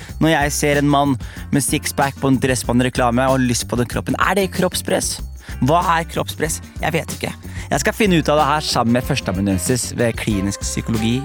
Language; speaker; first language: Norwegian; early bilingual, other home language; Somali